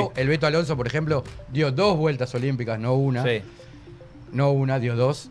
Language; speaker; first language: Spanish; native; Spanish